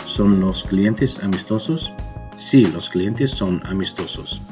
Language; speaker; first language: Spanish; non-native, learner; English